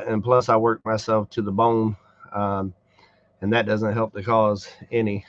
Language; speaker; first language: English; native; English